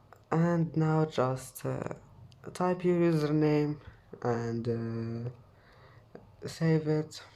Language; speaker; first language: English; non-native, fluent; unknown